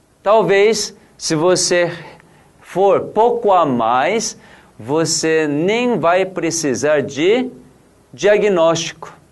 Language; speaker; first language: Portuguese; non-native, fluent; Korean